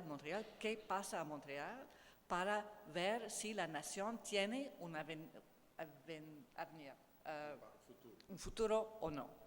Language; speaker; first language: Spanish; non-native, learner; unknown